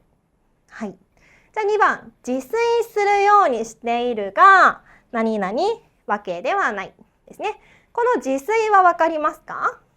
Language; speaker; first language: Japanese; non-native, fluent; Chinese